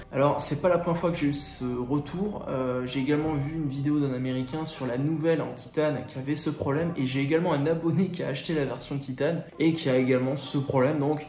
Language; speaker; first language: French; native; French